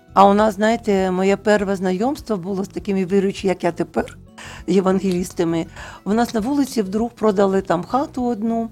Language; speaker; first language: Ukrainian; non-native, local second language; Russian